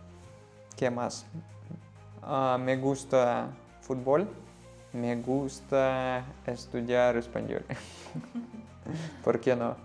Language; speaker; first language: Spanish; non-native, learner; Russian